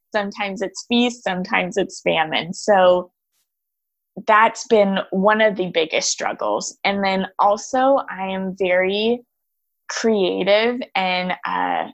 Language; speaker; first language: English; native; English